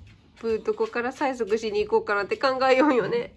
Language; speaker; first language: Japanese; native; Japanese